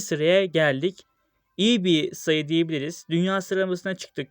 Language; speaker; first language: Turkish; native; Turkish